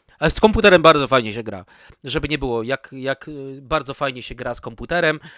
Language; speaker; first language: Polish; native; Polish